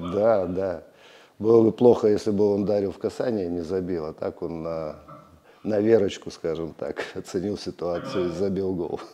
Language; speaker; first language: Russian; native; Russian